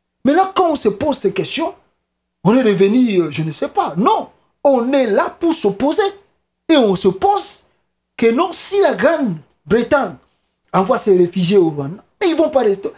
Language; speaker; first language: French; non-native, local second language; Lingala